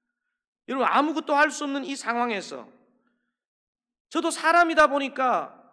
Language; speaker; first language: Korean; native; Korean